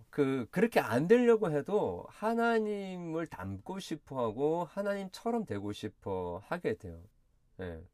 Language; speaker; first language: Korean; early bilingual, heritage; Korean